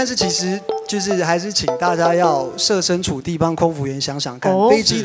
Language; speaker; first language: Chinese; native; Chinese